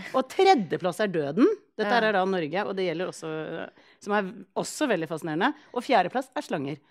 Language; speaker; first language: Norwegian; early bilingual, other home language; Icelandic